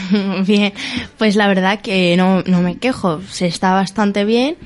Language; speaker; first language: Spanish; early bilingual, other home language; Arabic